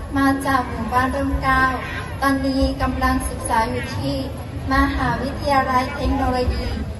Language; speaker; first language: Thai; non-native, local second language; Hmong